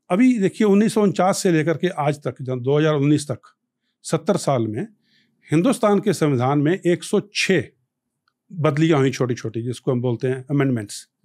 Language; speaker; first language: Hindi; non-native, local second language; Punjabi